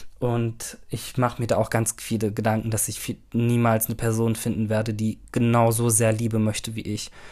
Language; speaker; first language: German; early bilingual, other home language; Turkish